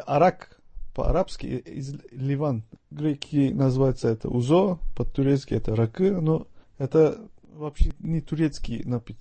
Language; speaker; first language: Russian; non-native, learner; Turkish